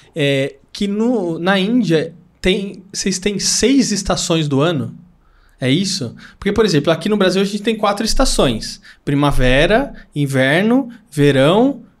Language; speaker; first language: Portuguese; native; Portuguese